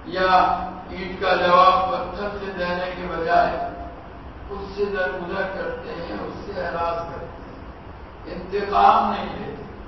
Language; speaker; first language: Urdu; non-native, local second language; Gujarati